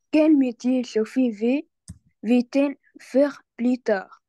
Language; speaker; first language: French; non-native, learner; Arabic